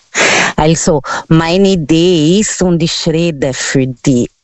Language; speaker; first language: German; non-native, fluent; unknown